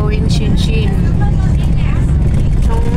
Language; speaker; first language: English; non-native, local second language; Filipino